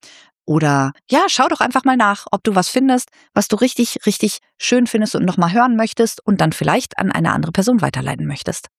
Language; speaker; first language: German; native; German